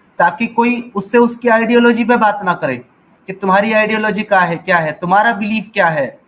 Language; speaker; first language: Hindi; native; Hindi